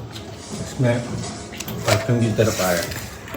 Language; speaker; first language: Hindi; non-native, local second language; Manipuri